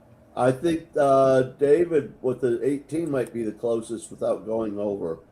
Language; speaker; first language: English; native; English